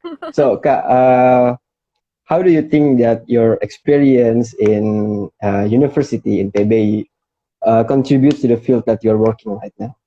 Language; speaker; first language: English; non-native, fluent; Indonesian